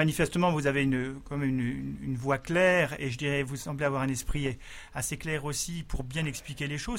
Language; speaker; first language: French; native; French